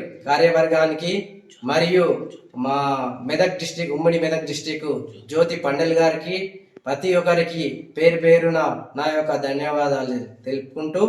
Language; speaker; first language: Telugu; native; Telugu